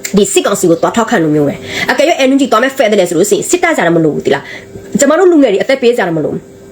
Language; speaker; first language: Burmese; non-native, local second language; Karen languages